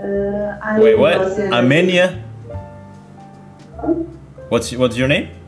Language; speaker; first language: English; non-native, local second language; Indonesian